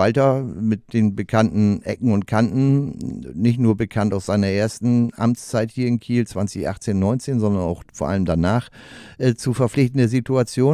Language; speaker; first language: German; native; German